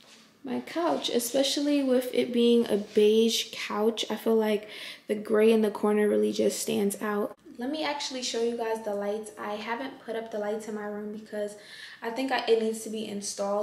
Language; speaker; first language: English; native; English